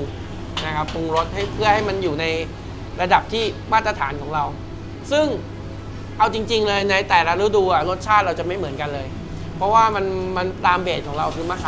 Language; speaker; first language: Thai; native; Thai